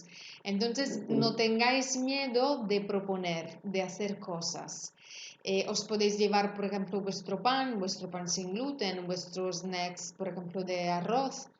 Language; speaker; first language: Spanish; non-native, fluent; Italian